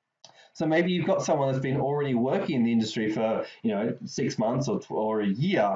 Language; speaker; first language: English; native; English